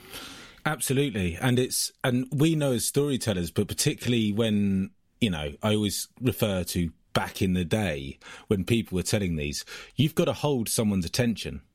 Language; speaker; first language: English; native; English